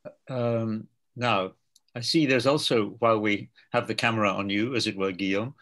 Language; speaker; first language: English; native; English